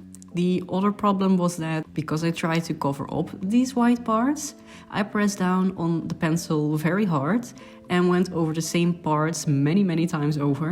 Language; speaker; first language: English; non-native, fluent; Dutch